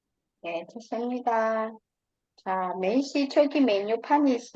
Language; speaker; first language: Korean; non-native, fluent; Indonesian